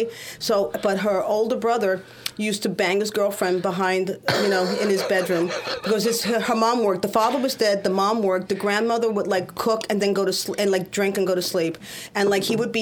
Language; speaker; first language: English; native; English